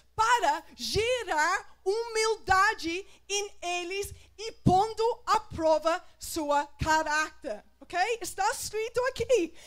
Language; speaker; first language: Portuguese; non-native, fluent; English